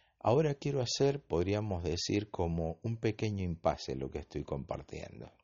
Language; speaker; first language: Spanish; native; Spanish